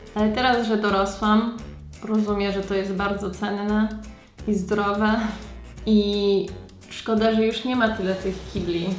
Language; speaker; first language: Polish; early bilingual, heritage; Polish